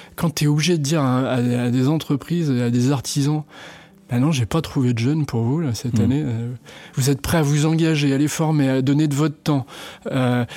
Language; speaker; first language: French; native; French